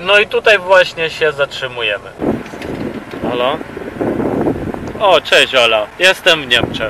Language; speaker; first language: Polish; non-native, fluent; Ukrainian